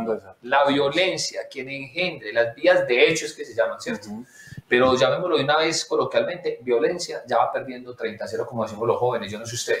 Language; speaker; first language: Spanish; native; Spanish